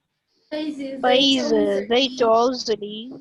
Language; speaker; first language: Chinese; non-native, learner; Hindi